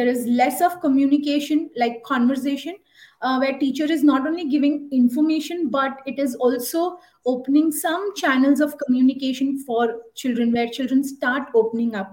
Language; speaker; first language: English; non-native, local second language; Hindi